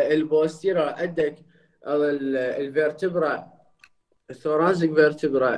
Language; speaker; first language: Arabic; native; Arabic